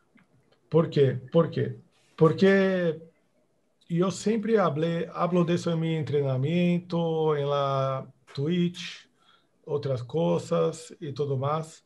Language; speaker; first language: Spanish; non-native, fluent; Portuguese